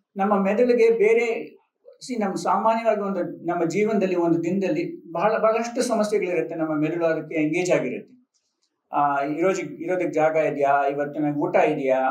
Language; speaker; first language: Kannada; non-native, local second language; Telugu